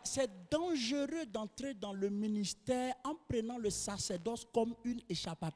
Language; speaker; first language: French; non-native, local second language; Swahili